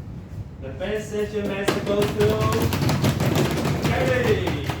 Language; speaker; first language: English; non-native, local second language; Chinese